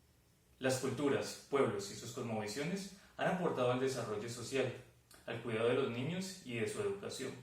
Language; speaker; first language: Spanish; native; Spanish